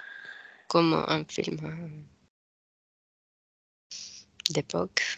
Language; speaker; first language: French; non-native, fluent; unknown